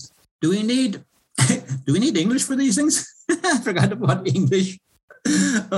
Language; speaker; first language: English; non-native, fluent; Cree